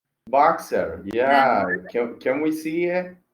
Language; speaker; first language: English; non-native, fluent; Turkish